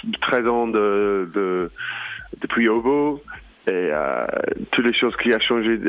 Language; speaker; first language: French; non-native, learner; English